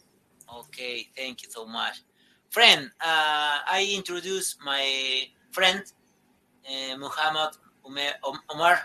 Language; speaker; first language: English; non-native, learner; Spanish